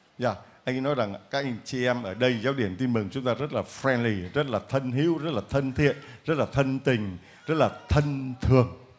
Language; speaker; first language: Vietnamese; native; Vietnamese